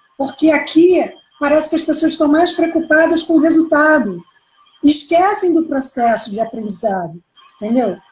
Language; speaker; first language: Portuguese; native; Portuguese